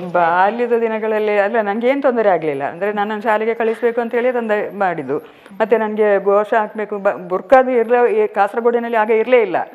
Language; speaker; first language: Kannada; non-native, local second language; Malayalam